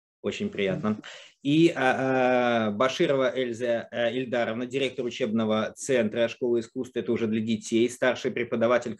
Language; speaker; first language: Russian; native; Russian